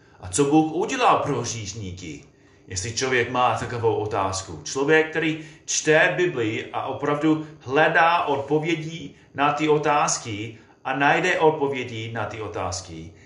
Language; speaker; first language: Czech; non-native, fluent; English